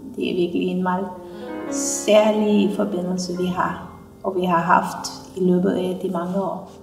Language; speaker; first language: Danish; non-native, learner; Armenian